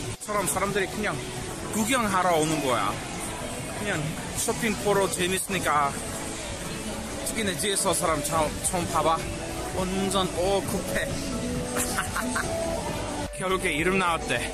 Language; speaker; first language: Korean; non-native, fluent; English